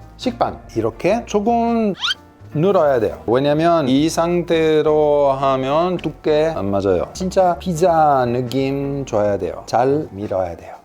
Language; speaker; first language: Korean; non-native, learner; Italian